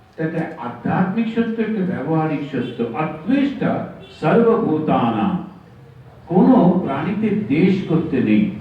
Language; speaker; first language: Bangla; native; Bangla